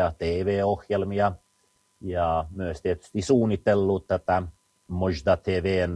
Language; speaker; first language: Finnish; early bilingual, heritage; Finnish